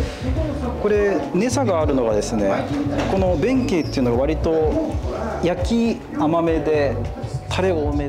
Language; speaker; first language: Japanese; native; Japanese